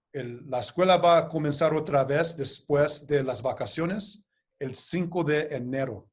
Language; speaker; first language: Spanish; early bilingual, heritage; Spanish